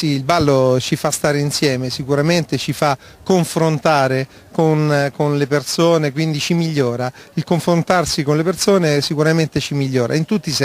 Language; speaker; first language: Italian; native; Italian